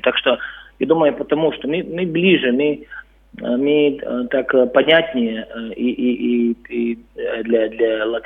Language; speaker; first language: Russian; non-native, local second language; Latvian